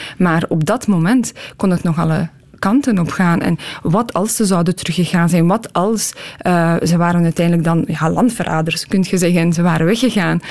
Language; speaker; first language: Dutch; early bilingual, other home language; Polish